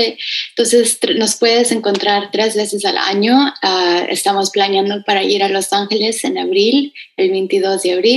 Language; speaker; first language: Spanish; early bilingual, heritage; Spanish